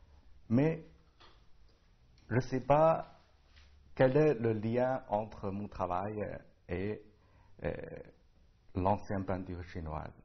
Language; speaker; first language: French; non-native, learner; Chinese